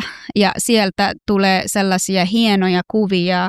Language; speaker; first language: Finnish; early bilingual, other home language; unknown